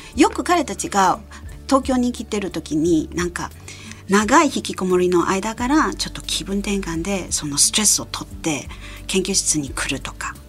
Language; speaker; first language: Japanese; non-native, fluent; Malay